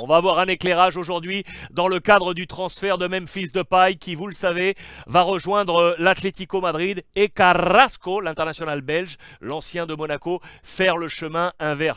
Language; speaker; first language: French; native; French